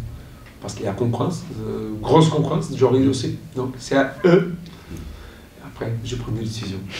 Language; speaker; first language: French; non-native, learner; Portuguese